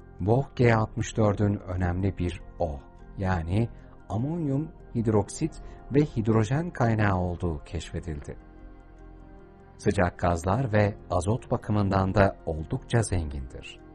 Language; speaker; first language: Turkish; native; Turkish